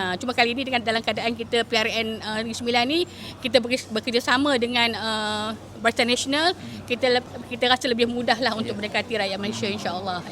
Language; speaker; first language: Malay; native; Malay